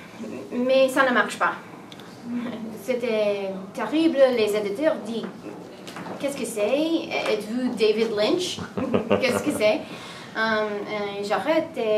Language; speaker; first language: French; non-native, learner; English